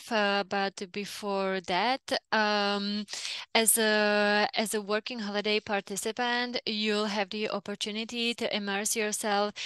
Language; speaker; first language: English; non-native, fluent; Czech